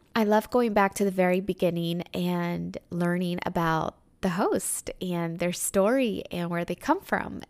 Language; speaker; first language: English; early bilingual, other home language; Spanish